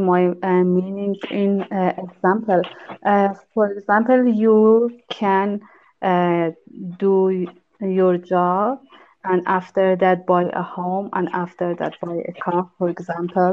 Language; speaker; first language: English; non-native, learner; Persian